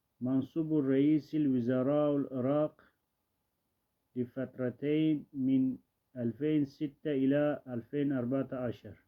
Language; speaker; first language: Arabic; non-native, learner; Turkish